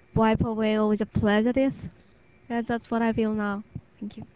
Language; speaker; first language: English; non-native, fluent; Japanese